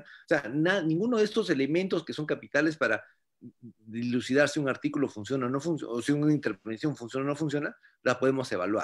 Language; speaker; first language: Spanish; native; Spanish